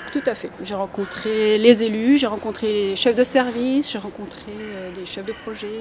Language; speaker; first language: French; native; French